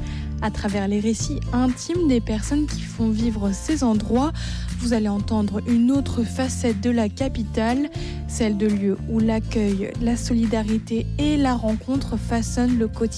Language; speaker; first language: French; native; French